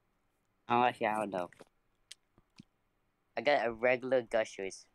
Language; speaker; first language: English; native; English